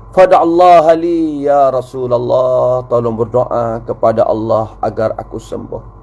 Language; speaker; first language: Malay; native; Malay